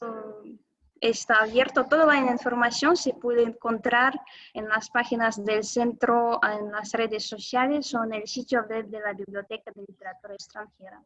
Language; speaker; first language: Spanish; non-native, fluent; Russian